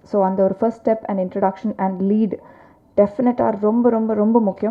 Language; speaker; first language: Tamil; non-native, learner; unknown